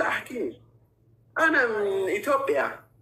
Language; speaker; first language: Arabic; non-native, learner; Amharic